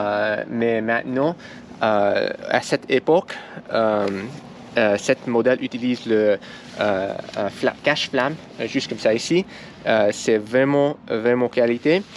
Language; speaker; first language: French; non-native, learner; English